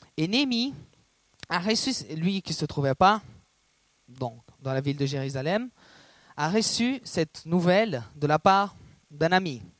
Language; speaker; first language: French; non-native, fluent; Portuguese